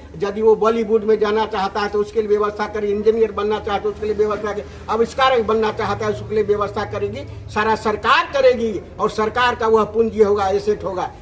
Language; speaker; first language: Hindi; native; Hindi